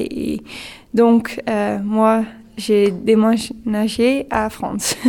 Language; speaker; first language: French; non-native, learner; Dutch